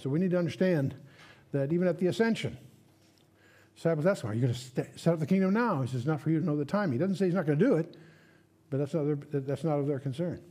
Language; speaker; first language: English; native; English